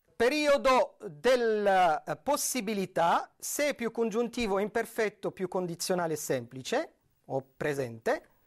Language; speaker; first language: Italian; non-native, fluent; Arabic